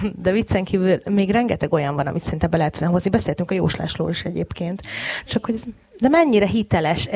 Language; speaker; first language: Hungarian; native; Hungarian